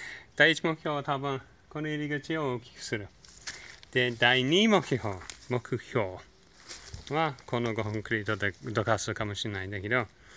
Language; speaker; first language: Japanese; non-native, fluent; English